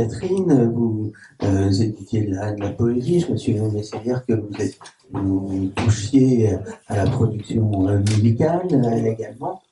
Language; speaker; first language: French; native; French